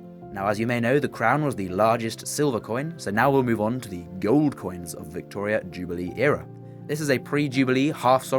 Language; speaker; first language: English; native; English